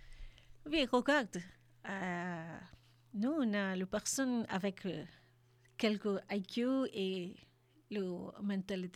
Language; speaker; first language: French; non-native, learner; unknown